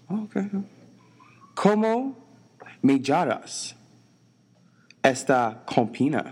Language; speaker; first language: Spanish; non-native, learner; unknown